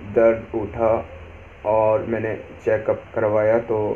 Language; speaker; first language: Hindi; native; Hindi